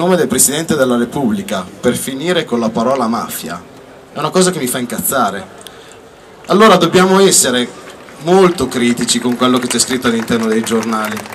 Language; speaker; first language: Italian; native; Italian